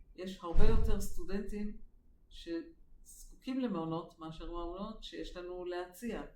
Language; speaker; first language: Hebrew; native; Hebrew